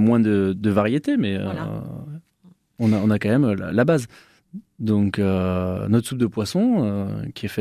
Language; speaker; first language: French; native; French